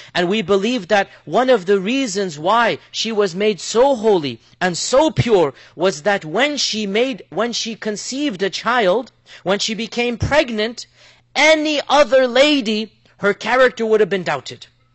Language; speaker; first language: English; native; English